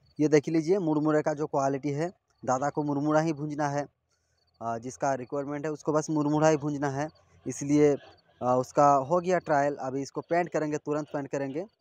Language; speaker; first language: Hindi; non-native, local second language; Bangla